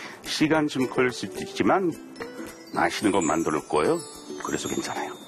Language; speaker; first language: Korean; non-native, fluent; English